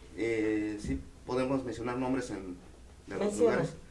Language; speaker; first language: Spanish; non-native, local second language; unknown